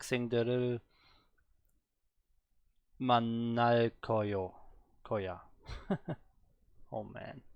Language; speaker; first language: Korean; non-native, learner; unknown